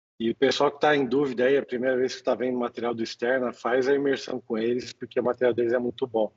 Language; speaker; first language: Portuguese; native; Portuguese